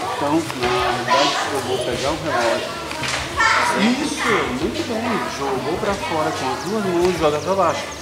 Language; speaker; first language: Portuguese; native; Portuguese